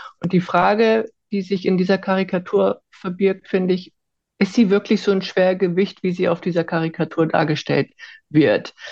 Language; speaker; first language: German; early bilingual, other home language; Icelandic